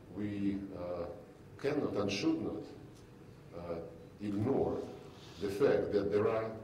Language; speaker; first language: English; non-native, fluent; Russian